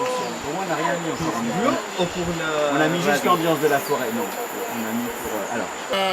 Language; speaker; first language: French; native; French